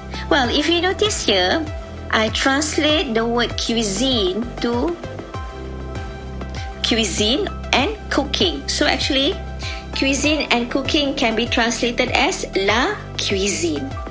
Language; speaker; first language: English; non-native, local second language; Malay